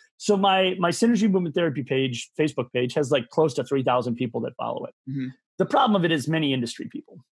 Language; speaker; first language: English; native; English